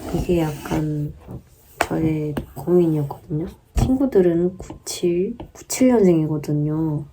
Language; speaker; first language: Korean; native; Korean